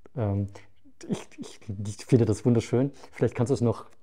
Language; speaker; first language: German; native; German